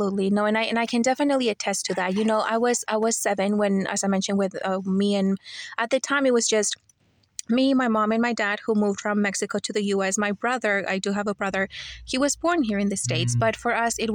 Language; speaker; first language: English; early bilingual, other home language; Spanish